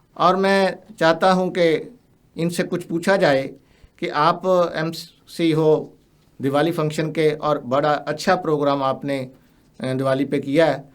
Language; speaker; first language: Hindi; non-native, local second language; Punjabi